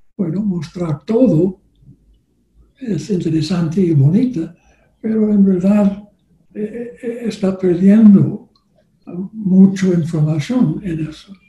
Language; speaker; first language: Spanish; non-native, learner; English